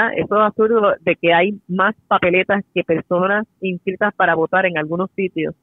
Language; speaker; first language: Spanish; native; Spanish